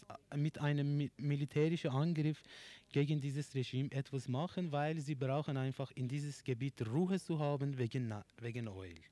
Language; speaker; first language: German; non-native, learner; Persian